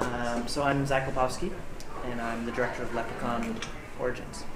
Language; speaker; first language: English; native; English